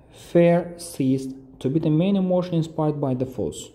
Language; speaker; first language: English; non-native, fluent; Azerbaijani